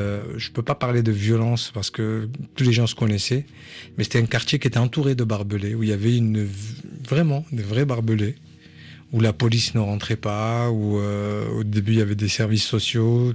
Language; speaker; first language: French; native; French